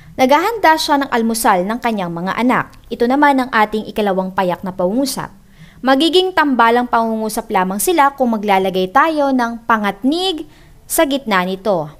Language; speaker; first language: Filipino; native; Filipino